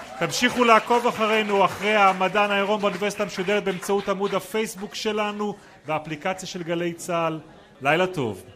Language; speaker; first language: Hebrew; native; Hebrew